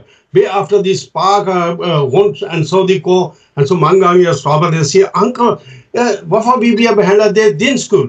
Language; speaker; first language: Danish; non-native, fluent; Urdu